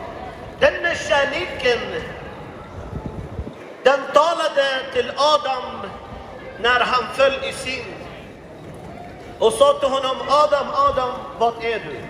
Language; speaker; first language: Swedish; non-native, fluent; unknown